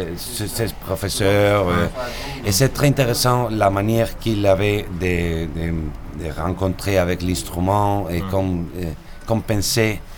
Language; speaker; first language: French; non-native, learner; Spanish